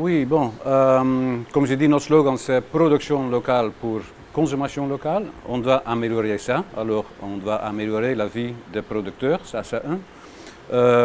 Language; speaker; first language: French; non-native, learner; Dutch